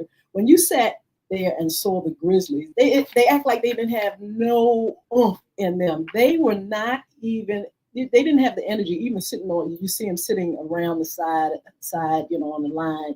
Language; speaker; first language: English; native; English